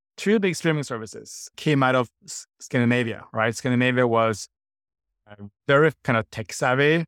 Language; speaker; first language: English; non-native, fluent; Norwegian